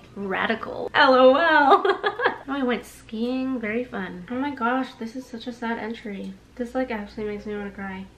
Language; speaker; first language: English; native; English